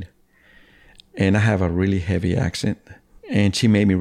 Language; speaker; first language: English; early bilingual, other home language; Spanish